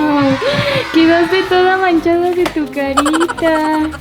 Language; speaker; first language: Spanish; native; Spanish